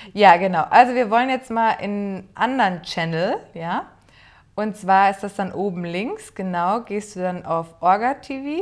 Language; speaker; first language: German; native; German